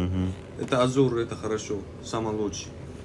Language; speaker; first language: Russian; non-native, learner; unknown